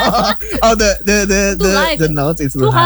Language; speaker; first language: English; non-native, fluent; Indonesian